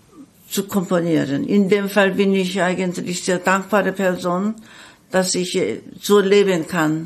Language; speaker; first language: German; non-native, fluent; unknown